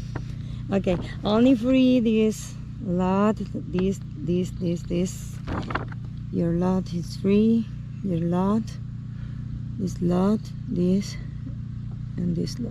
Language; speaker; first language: English; non-native, learner; Spanish